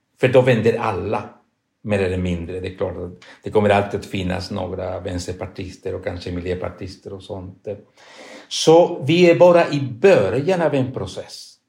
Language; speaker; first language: Swedish; non-native, fluent; Spanish